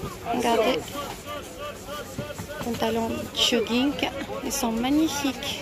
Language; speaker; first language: French; non-native, fluent; Arabic